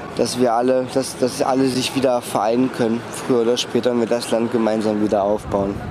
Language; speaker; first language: German; early bilingual, other home language; Russian